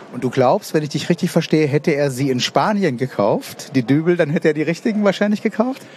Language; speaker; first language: German; native; German